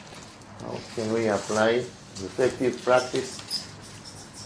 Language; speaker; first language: English; non-native, fluent; Spanish